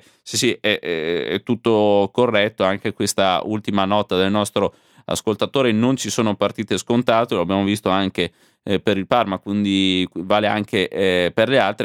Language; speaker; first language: Italian; native; Italian